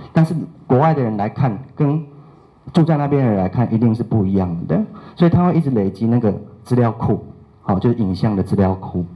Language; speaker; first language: Chinese; native; Chinese